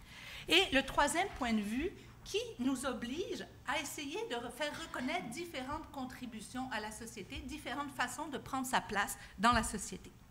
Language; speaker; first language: French; native; French